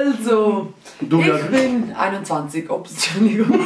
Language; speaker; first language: German; early bilingual, other home language; Albanian